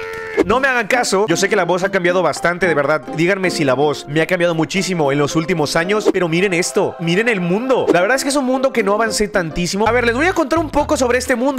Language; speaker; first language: Spanish; native; Spanish